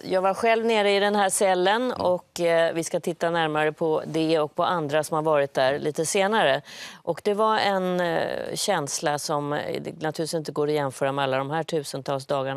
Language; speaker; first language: Swedish; native; Swedish